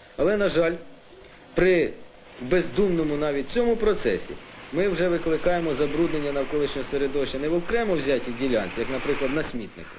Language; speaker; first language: Ukrainian; native; Ukrainian